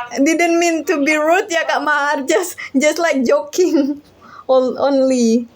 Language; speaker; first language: English; non-native, learner; Indonesian